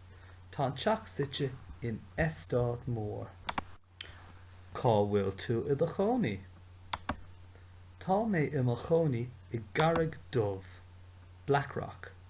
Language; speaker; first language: Irish; non-native, local second language; English